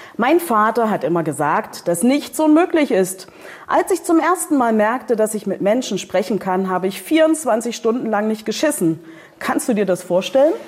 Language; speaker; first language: German; native; German